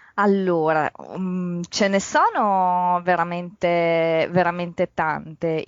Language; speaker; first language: Italian; early bilingual, other home language; Polish